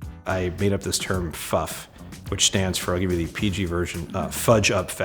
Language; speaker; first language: English; native; English